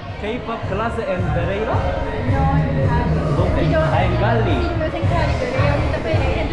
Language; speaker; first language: Spanish; non-native, learner; Korean